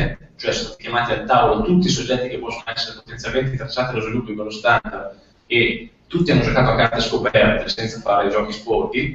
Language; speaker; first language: Italian; native; Italian